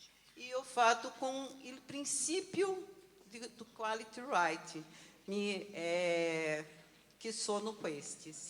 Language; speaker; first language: Italian; non-native, learner; Portuguese